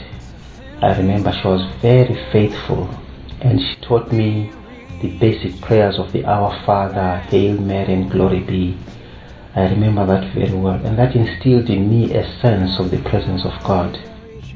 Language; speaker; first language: English; non-native, local second language; Shona